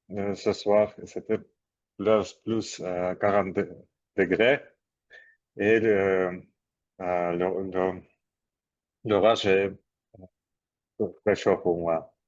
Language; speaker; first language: French; non-native, learner; Armenian